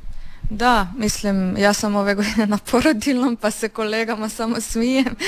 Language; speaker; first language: Serbian; native; Serbian